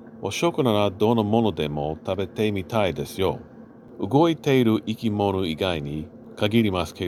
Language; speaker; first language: Japanese; non-native, learner; English